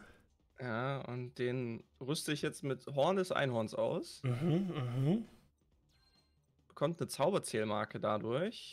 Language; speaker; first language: German; native; German